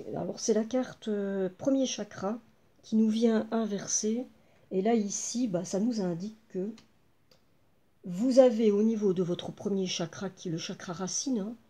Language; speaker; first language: French; native; French